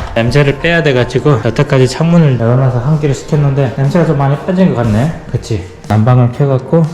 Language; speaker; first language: Korean; native; Korean